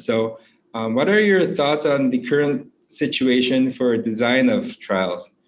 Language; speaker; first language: English; non-native, fluent; Korean